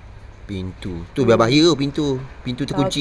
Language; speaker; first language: Malay; native; Malay